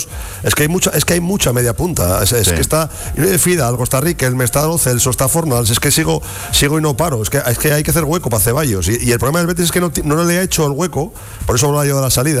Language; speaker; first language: Spanish; native; Spanish